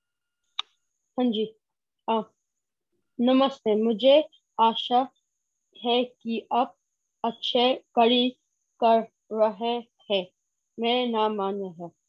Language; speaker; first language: Hindi; non-native, learner; English